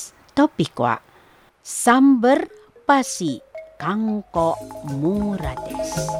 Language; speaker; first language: Japanese; non-native, fluent; Indonesian